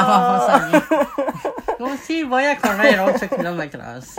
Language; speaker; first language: Spanish; non-native, fluent; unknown